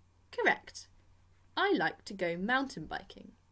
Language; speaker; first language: English; native; English